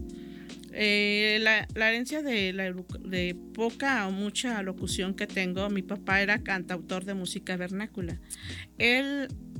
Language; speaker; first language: Spanish; native; Spanish